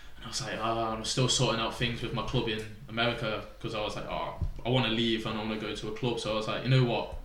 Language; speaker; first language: English; native; English